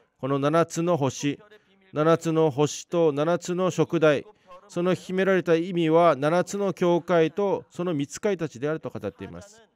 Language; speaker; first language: Japanese; non-native, fluent; Korean